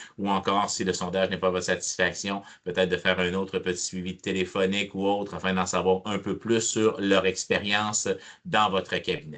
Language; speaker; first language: French; native; French